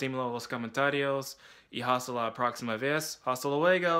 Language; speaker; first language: Spanish; non-native, learner; English